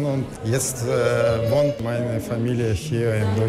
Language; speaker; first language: German; non-native, learner; Russian